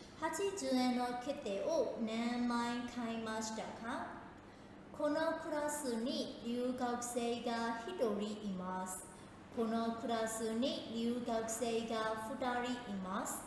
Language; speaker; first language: Japanese; non-native, fluent; Burmese